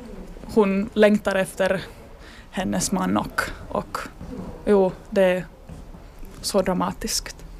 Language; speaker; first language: Swedish; non-native, local second language; Finnish